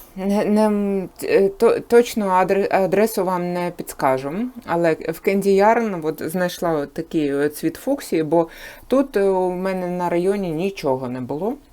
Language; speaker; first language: Ukrainian; non-native, local second language; Russian